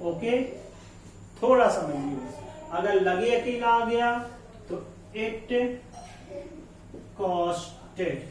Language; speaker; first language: Hindi; native; Hindi